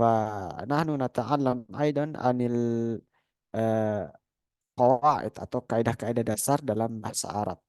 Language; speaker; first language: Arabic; non-native, fluent; Indonesian